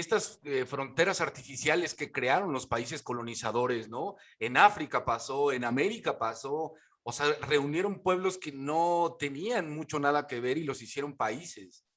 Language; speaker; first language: Spanish; native; Spanish